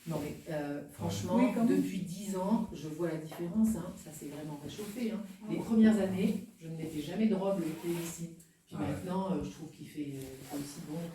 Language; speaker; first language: French; native; French